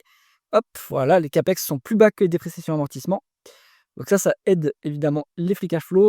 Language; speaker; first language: French; native; French